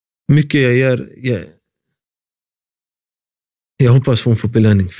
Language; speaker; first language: Swedish; early bilingual, other home language; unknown